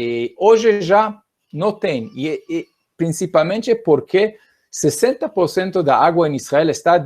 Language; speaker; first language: Portuguese; non-native, fluent; Hebrew